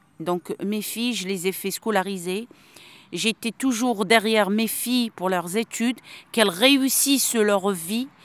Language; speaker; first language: French; non-native, local second language; Arabic